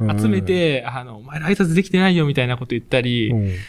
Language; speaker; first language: Japanese; native; Japanese